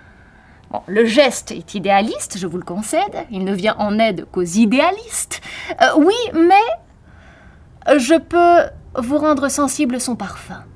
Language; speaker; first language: French; native; French